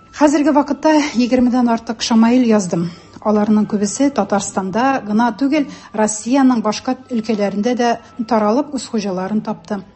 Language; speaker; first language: Tatar; native; Tatar